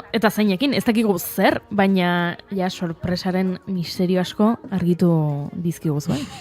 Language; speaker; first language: Basque; native; Basque